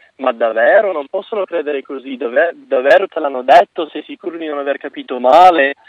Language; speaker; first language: Italian; non-native, fluent; English